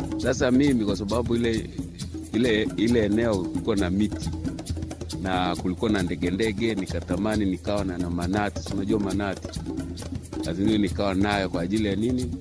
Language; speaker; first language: Swahili; native; Swahili